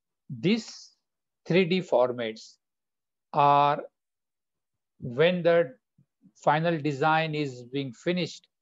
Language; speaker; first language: English; non-native, local second language; Bangla